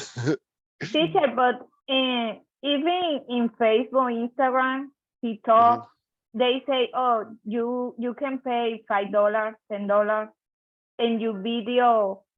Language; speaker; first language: English; non-native, learner; Spanish